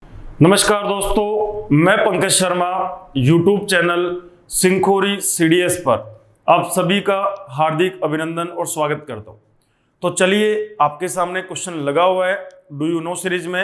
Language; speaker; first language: Hindi; native; Hindi